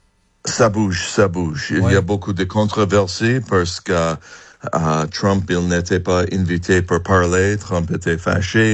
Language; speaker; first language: French; non-native, fluent; English